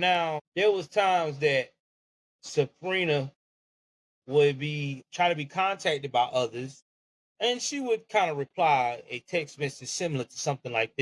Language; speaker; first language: English; native; English